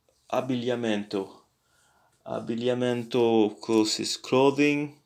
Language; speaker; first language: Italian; non-native, learner; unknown